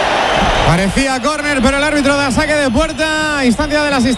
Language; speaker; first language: Spanish; native; Spanish